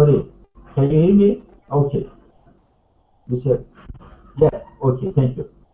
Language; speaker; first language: English; non-native, learner; Turkish